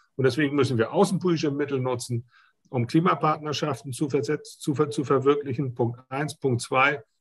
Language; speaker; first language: German; native; German